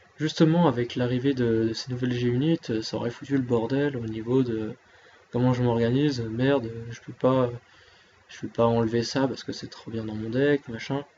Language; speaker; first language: French; native; French